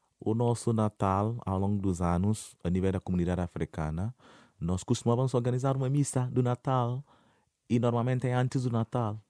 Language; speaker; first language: Portuguese; non-native, fluent; Akan